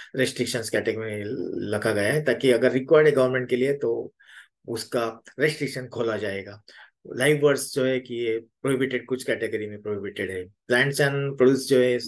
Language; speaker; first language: Hindi; native; Hindi